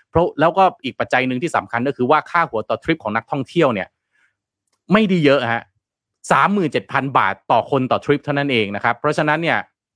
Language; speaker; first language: Thai; non-native, local second language; Lao